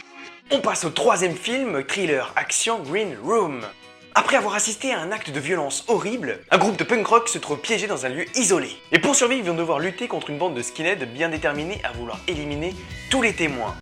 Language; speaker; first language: French; native; French